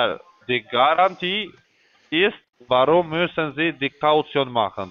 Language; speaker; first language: German; non-native, fluent; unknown